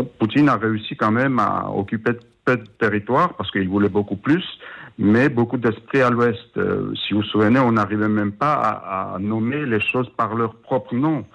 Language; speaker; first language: French; non-native, fluent; Georgian